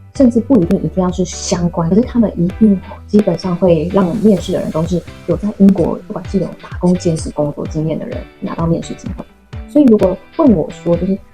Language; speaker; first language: Chinese; native; Chinese